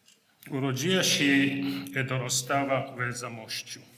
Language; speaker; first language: Polish; non-native, learner; English